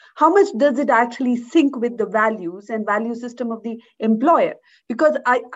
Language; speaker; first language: English; non-native, local second language; Malayalam